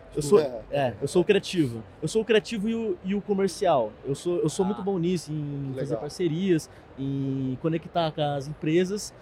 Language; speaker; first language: Portuguese; native; Portuguese